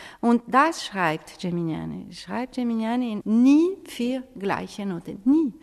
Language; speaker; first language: German; non-native, fluent; Italian